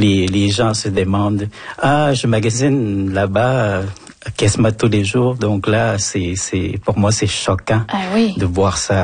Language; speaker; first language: French; non-native, fluent; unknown